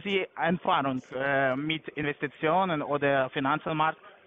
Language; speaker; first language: German; non-native, learner; Latvian